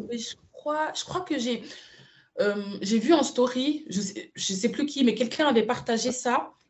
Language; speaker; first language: French; early bilingual, other home language; Spanish